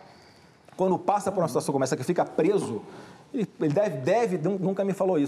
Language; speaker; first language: Portuguese; native; Portuguese